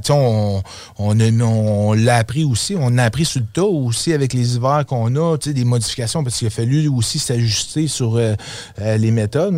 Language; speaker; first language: French; native; French